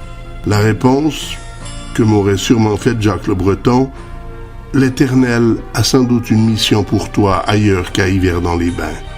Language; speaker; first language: French; native; French